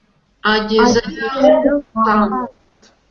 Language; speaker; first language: French; non-native, learner; Russian